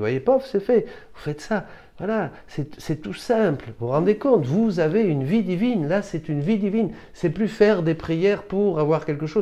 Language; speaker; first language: French; native; French